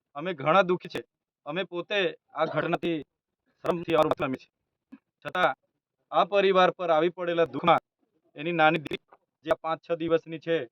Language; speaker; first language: Gujarati; non-native, local second language; Bhili